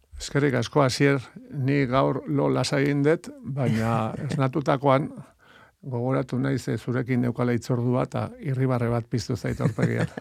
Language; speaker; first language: Basque; native; Basque